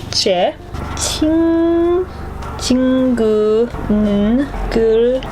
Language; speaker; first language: Korean; non-native, learner; English